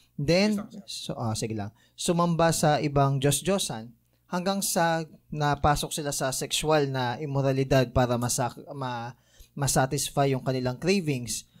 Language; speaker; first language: Filipino; native; Filipino